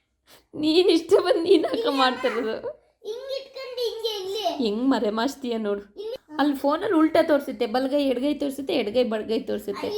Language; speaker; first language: Kannada; native; Kannada